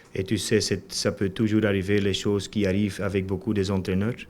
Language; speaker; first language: French; non-native, learner; Dutch